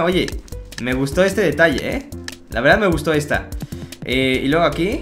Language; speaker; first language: Spanish; native; Spanish